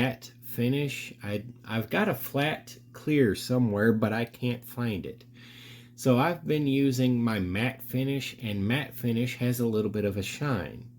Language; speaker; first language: English; native; English